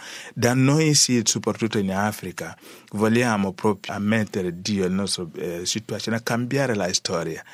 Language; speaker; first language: Italian; non-native, learner; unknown